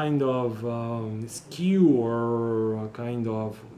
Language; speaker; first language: English; non-native, learner; Portuguese